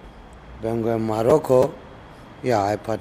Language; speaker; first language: Spanish; non-native, learner; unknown